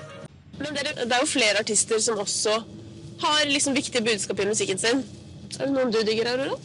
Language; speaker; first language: Norwegian; native; Norwegian